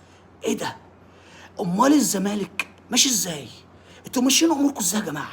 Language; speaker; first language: Arabic; native; Arabic